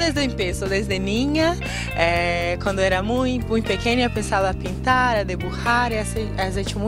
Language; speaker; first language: Spanish; non-native, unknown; Portuguese